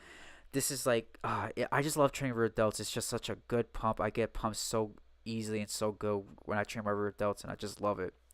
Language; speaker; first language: English; native; English